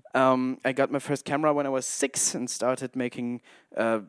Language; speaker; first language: English; non-native, fluent; German